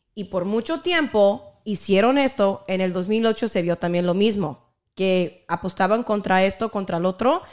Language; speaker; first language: Spanish; early bilingual, heritage; Spanish